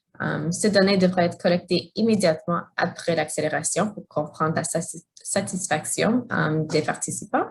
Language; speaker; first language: French; non-native, fluent; English